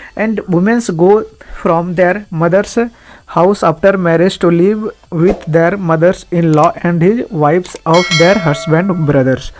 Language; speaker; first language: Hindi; native; Hindi